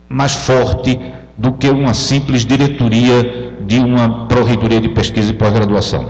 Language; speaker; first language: Portuguese; native; Portuguese